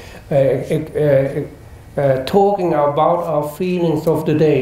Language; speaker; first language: English; non-native, fluent; German